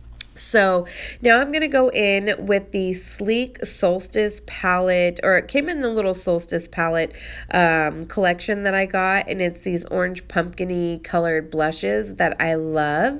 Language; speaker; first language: English; native; English